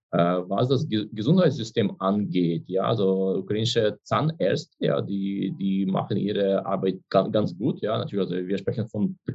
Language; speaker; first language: German; non-native, fluent; Ukrainian